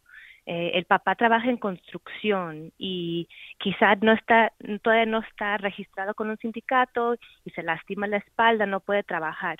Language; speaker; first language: Spanish; native; Spanish